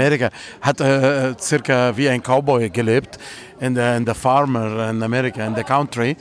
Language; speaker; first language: German; non-native, fluent; Italian